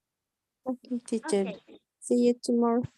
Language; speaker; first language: English; non-native, learner; Spanish